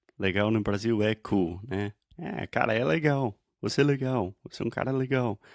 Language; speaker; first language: Portuguese; non-native, fluent; English